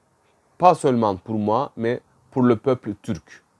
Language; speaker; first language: French; non-native, fluent; Turkish